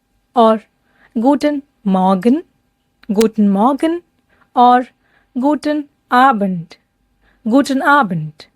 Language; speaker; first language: German; non-native, fluent; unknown